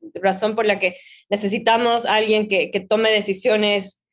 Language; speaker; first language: Spanish; native; Spanish